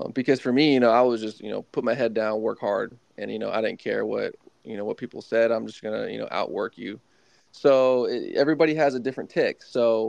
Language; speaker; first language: English; native; English